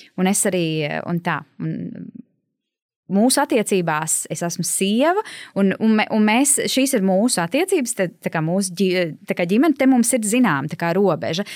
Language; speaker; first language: Latvian; native; Latvian